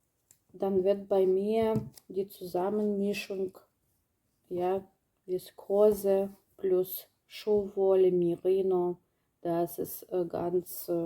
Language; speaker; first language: German; non-native, learner; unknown